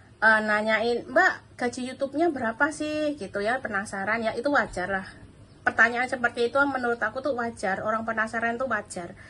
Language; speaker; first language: Indonesian; non-native, local second language; Javanese